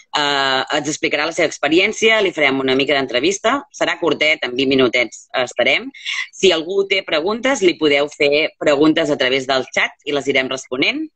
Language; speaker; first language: Catalan; native; Catalan